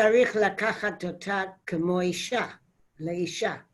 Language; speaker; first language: Hebrew; non-native, fluent; English